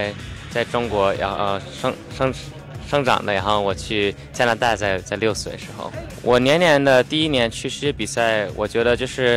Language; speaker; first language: Chinese; early bilingual, heritage; Chinese